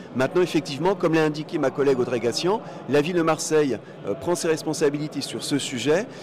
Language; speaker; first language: French; native; French